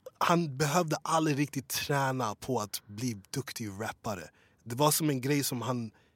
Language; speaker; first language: Swedish; early bilingual, other home language; English